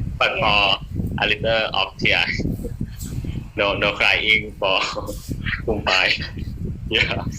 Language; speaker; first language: English; non-native, learner; Thai